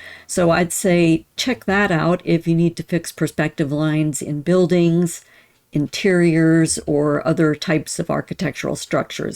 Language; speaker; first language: English; native; English